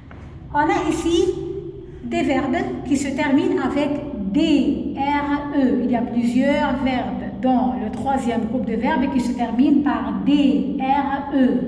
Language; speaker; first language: French; non-native, fluent; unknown